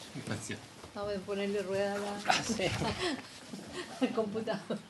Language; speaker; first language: Spanish; native; Spanish